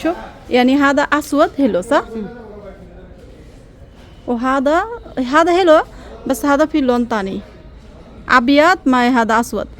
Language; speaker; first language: Arabic; non-native, learner; Bangla